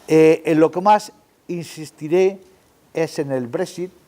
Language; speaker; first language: Spanish; native; Spanish